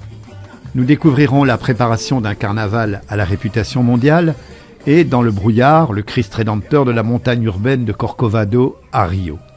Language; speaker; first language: French; native; French